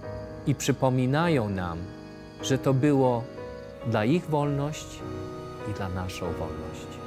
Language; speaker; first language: Polish; early bilingual, heritage; English